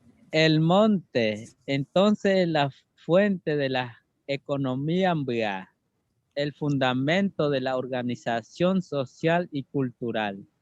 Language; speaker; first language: Spanish; non-native, local second language; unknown